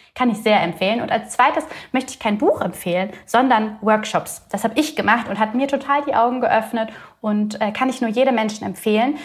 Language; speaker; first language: German; early bilingual, other home language; Bulgarian